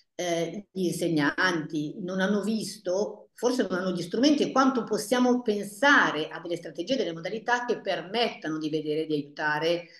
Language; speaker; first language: Italian; native; Italian